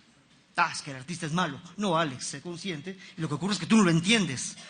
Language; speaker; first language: Spanish; native; Spanish